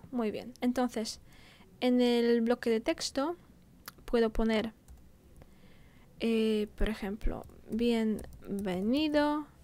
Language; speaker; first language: Spanish; non-native, fluent; Polish